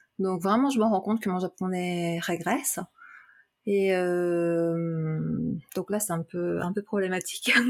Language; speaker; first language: French; native; French